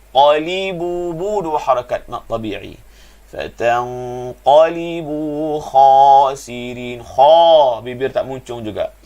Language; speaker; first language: Malay; native; Malay